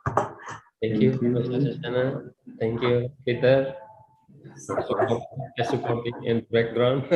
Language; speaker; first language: English; non-native, learner; Indonesian